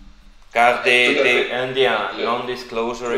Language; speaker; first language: French; non-native, learner; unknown